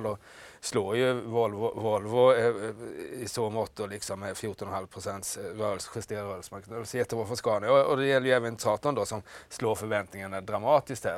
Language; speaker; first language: Swedish; native; Swedish